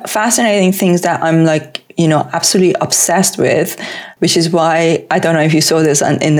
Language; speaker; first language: English; non-native, fluent; Persian